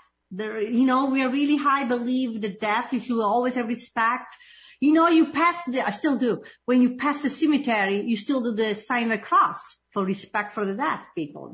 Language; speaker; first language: English; non-native, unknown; Italian